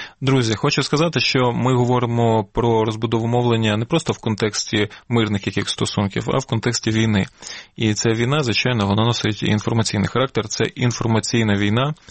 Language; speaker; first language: Ukrainian; non-native, local second language; Russian